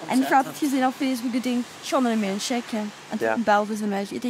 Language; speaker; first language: Dutch; native; Dutch